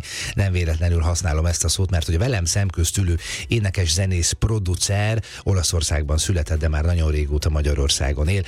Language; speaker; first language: Hungarian; native; Hungarian